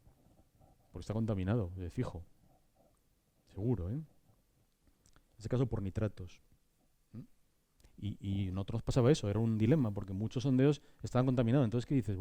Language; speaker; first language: Spanish; native; Spanish